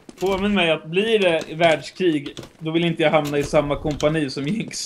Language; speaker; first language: Swedish; native; Swedish